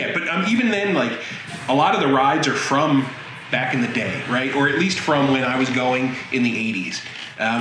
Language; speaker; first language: English; native; English